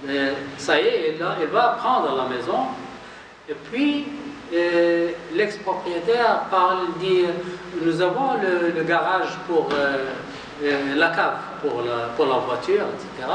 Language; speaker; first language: French; non-native, local second language; Arabic